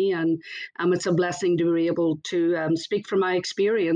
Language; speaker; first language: English; native; English